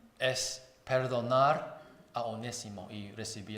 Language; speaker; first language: Spanish; non-native, fluent; Chinese